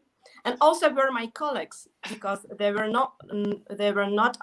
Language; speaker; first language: English; non-native, fluent; Russian